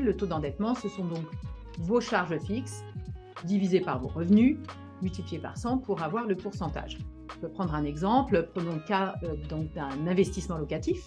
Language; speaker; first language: French; native; French